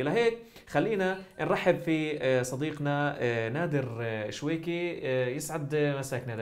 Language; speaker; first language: Arabic; native; Arabic